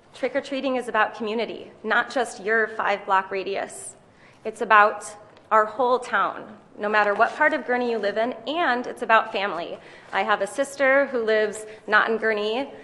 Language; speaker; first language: English; native; English